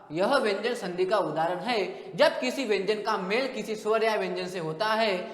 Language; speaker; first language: Hindi; non-native, local second language; Marathi